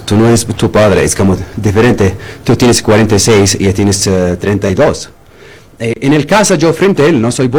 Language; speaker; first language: Spanish; non-native, learner; Arabic